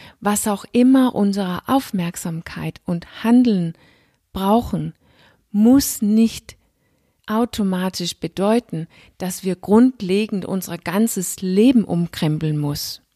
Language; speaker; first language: German; non-native, fluent; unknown